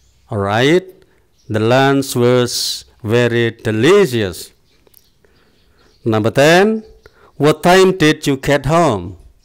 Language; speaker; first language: English; non-native, fluent; Indonesian